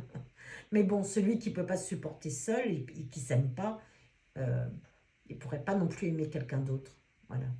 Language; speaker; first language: French; native; French